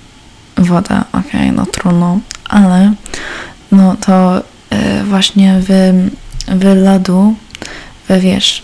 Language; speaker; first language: Polish; early bilingual, heritage; Polish